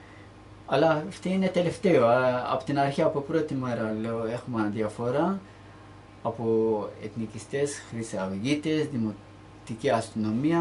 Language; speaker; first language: Greek; non-native, learner; Turkish